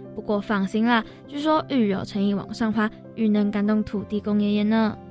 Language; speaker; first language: Chinese; native; Chinese